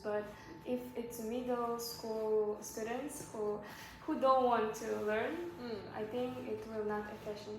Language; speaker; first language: English; non-native, learner; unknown